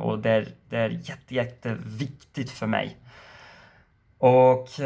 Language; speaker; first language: Swedish; non-native, learner; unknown